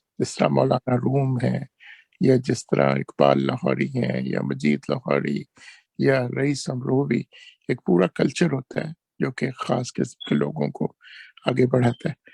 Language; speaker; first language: Urdu; non-native, local second language; Punjabi